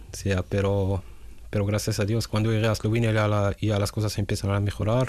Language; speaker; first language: Spanish; non-native, fluent; Arabic